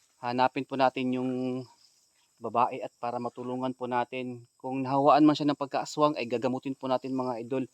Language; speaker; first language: Filipino; native; Filipino